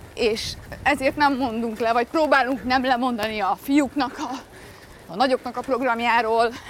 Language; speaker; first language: Hungarian; native; Hungarian